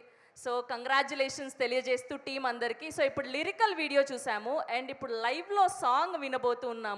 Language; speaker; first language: Telugu; native; Telugu